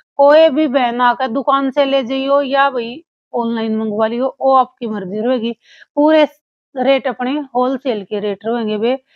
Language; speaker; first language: Hindi; native; Hindi